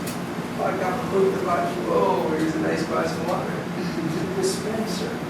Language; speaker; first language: English; native; English